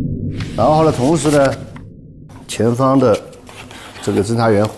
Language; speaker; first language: Chinese; native; Chinese